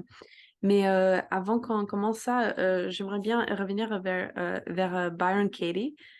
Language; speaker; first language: French; non-native, fluent; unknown